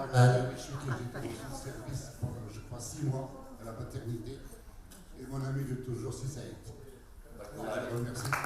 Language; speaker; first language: French; non-native, local second language; Arabic